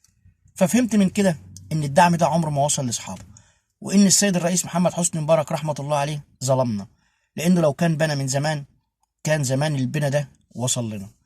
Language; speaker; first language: Arabic; native; Arabic